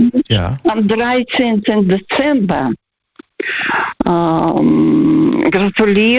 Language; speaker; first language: German; non-native, local second language; Russian